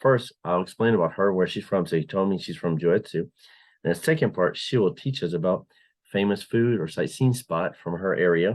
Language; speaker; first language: English; non-native, fluent; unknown